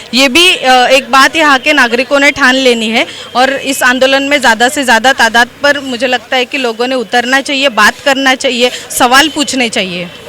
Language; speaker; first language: Hindi; non-native, local second language; Marathi